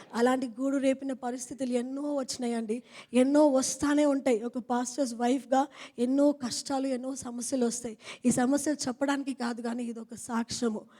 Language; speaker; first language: Telugu; non-native, fluent; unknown